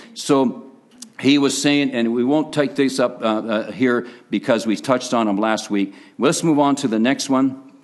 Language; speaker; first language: English; native; English